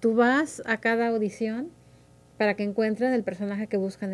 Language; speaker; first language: Spanish; native; Spanish